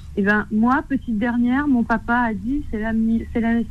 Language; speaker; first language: French; native; French